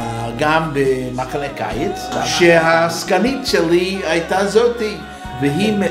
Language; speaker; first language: Hebrew; non-native, fluent; English